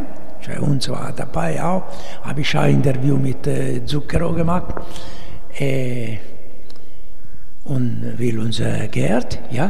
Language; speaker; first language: German; non-native, fluent; Italian